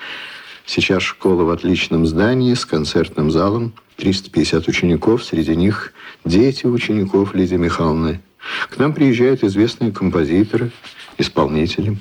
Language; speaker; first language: Russian; native; Russian